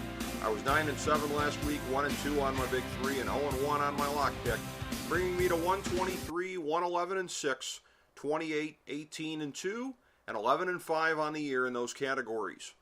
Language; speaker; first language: English; native; English